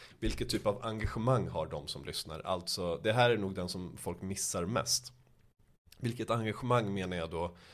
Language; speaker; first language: Swedish; early bilingual, other home language; Persian